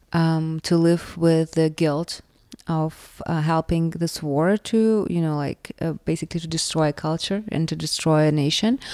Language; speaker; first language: English; non-native, fluent; Russian